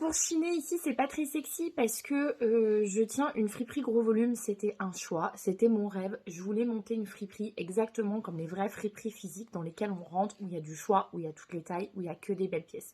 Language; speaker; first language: French; native; French